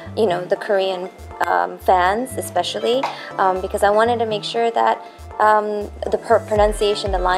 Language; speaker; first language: English; early bilingual, other home language; Korean